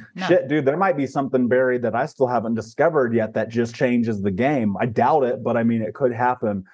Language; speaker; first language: English; native; English